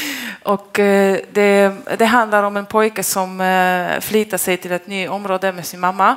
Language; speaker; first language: Swedish; non-native, fluent; Polish